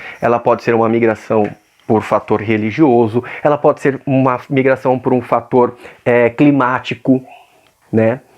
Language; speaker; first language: Portuguese; native; Portuguese